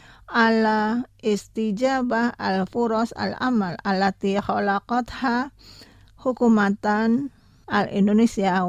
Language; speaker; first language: Arabic; non-native, fluent; Indonesian